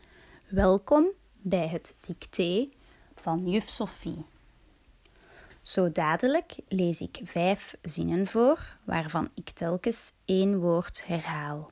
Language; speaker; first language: Dutch; native; Dutch